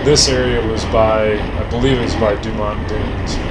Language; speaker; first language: English; native; English